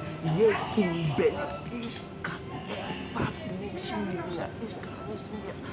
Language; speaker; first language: German; non-native, learner; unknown